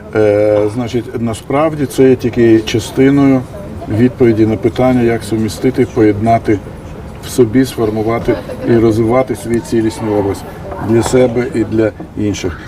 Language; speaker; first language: Ukrainian; non-native, local second language; Russian